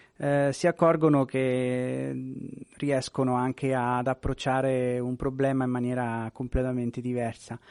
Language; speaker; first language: Italian; native; Italian